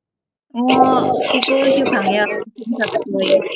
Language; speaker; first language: Cantonese; non-native, learner; Indonesian